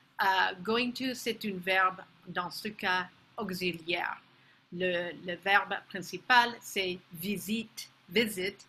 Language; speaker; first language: French; non-native, fluent; English